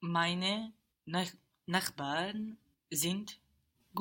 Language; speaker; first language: German; non-native, learner; English